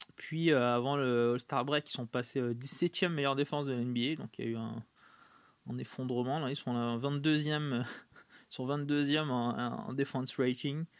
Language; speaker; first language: French; native; French